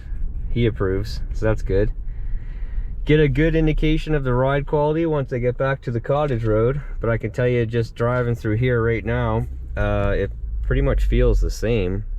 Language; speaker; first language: English; native; English